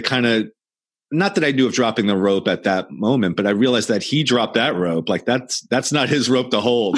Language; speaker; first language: English; native; English